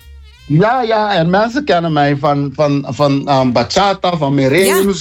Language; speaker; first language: Dutch; non-native, local second language; Papiamento